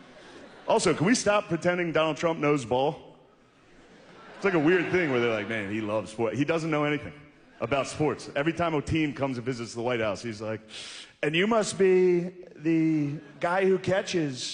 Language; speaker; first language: English; native; English